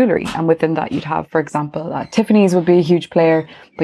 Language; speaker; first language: English; native; English